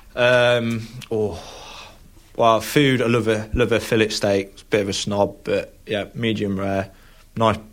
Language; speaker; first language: English; native; English